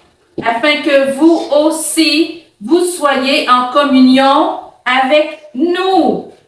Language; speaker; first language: French; native; French